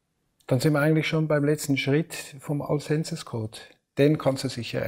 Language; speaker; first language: German; native; German